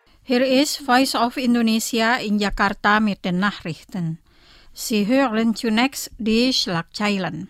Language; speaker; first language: German; non-native, fluent; Indonesian